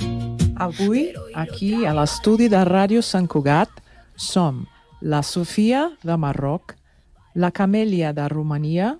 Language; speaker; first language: Catalan; non-native, learner; Portuguese